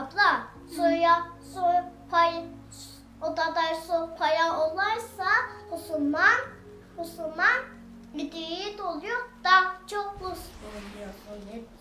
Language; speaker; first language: Turkish; early bilingual, heritage; German